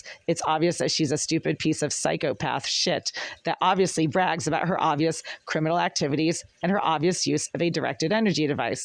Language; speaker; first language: English; native; English